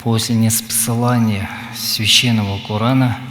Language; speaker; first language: Russian; non-native, local second language; Kazakh